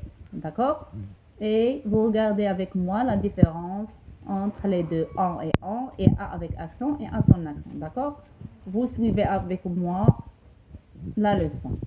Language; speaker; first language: French; non-native, local second language; Arabic